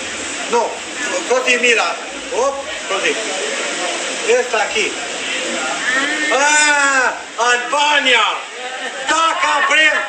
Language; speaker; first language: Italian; non-native, fluent; Albanian